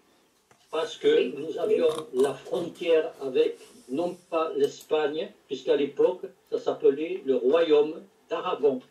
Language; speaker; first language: French; native; French